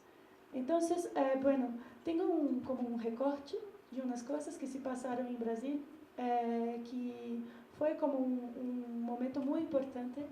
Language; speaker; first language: Spanish; non-native, learner; Portuguese